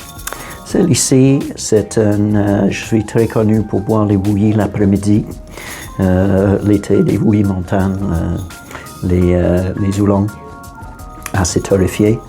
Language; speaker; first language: French; non-native, fluent; English